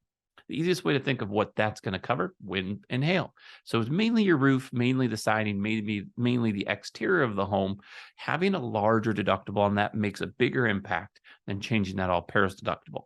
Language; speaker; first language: English; native; English